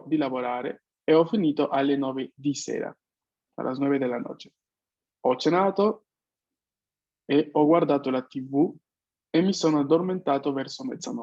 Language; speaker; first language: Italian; non-native, fluent; Spanish